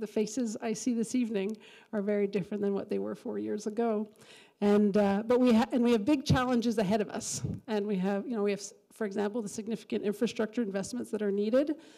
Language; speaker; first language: English; native; English